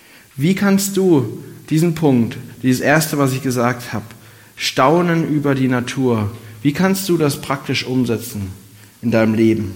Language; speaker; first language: German; native; German